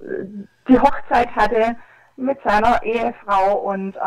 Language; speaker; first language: German; native; German